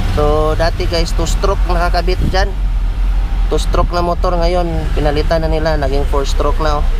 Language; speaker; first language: Filipino; native; Filipino